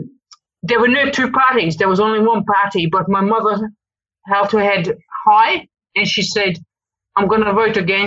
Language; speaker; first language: English; early bilingual, other home language; Hungarian